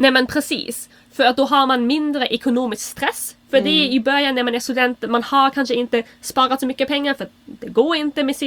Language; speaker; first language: Swedish; non-native, fluent; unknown